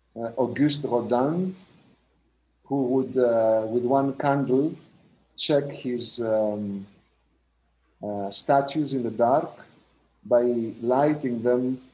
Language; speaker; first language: English; non-native, fluent; Greek